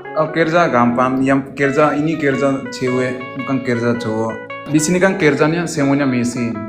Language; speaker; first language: Indonesian; non-native, local second language; Tetum